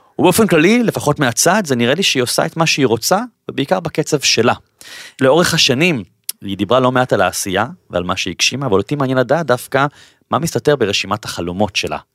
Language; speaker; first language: Hebrew; native; Hebrew